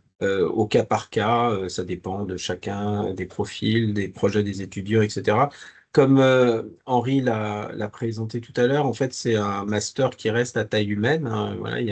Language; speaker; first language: French; native; French